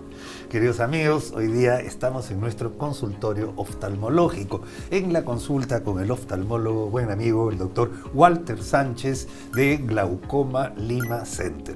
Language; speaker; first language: Spanish; native; Spanish